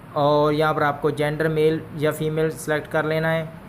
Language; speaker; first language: Hindi; native; Hindi